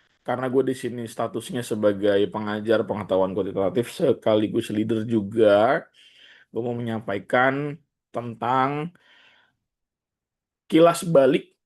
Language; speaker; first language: Indonesian; native; Indonesian